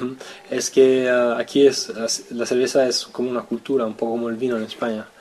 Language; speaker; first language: Spanish; non-native, fluent; French